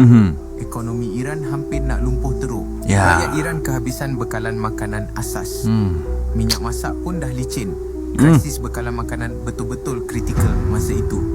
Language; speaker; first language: Malay; native; Malay